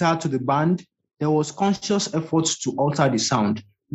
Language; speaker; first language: English; non-native, local second language; Yoruba